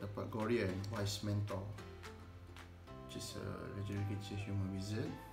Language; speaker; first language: English; non-native, local second language; Malay